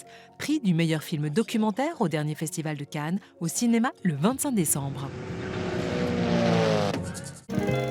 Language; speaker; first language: French; native; French